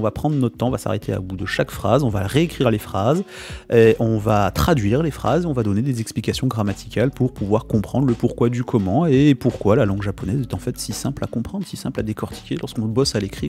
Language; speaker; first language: French; native; French